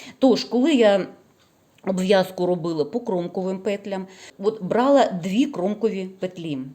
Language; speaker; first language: Ukrainian; non-native, local second language; Russian